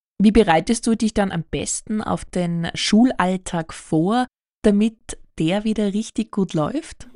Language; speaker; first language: German; native; German